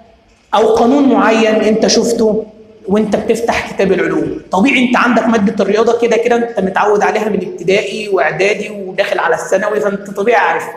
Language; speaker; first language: Arabic; native; Arabic